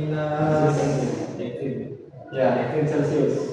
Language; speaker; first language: English; non-native, learner; Indonesian